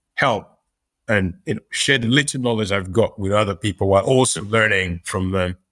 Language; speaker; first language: English; non-native, local second language; Yoruba